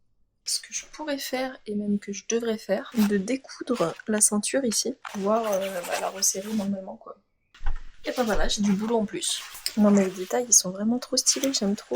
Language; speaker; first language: French; native; French